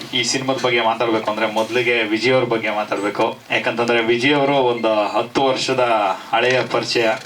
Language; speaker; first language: Kannada; native; Kannada